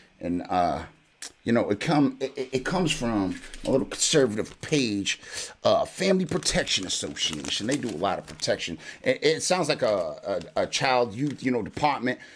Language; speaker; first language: English; native; English